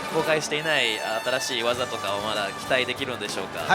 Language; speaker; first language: Japanese; non-native, fluent; French